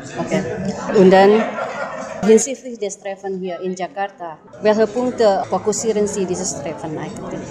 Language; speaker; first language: German; non-native, learner; Indonesian